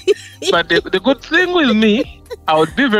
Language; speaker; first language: English; non-native, local second language; Ganda